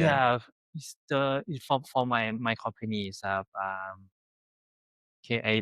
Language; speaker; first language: English; non-native, learner; Thai